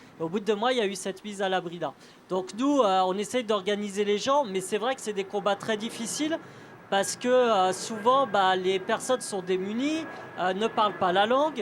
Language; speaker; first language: French; native; French